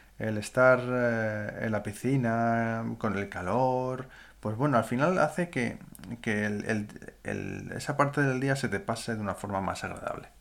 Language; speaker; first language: Spanish; native; Spanish